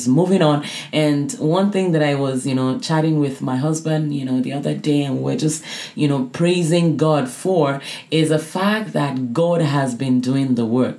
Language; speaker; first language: English; non-native, local second language; Yoruba